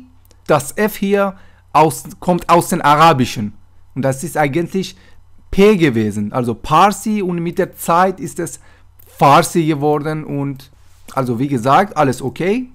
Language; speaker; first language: German; non-native, fluent; Persian